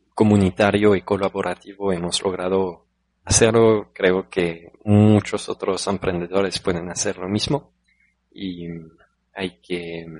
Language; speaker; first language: Spanish; non-native, fluent; French